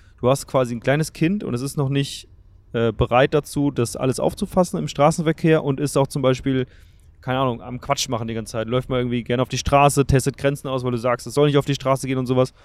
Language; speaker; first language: German; native; German